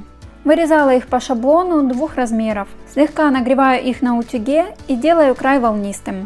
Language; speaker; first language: Russian; native; Russian